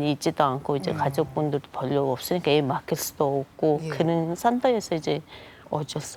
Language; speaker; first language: Korean; non-native, fluent; Mongolian